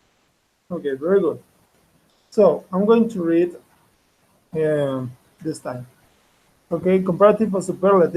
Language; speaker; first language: English; non-native, fluent; Spanish